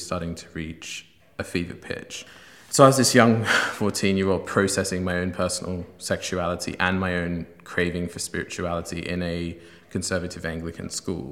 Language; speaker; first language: English; native; English